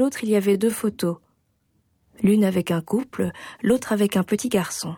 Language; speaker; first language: French; native; French